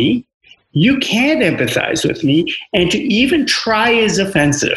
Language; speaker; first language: English; native; English